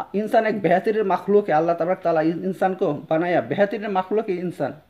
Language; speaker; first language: Hindi; non-native, local second language; Bangla